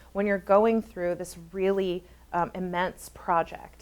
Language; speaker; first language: English; native; English